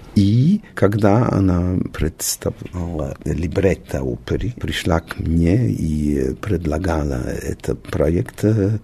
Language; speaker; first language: Russian; non-native, learner; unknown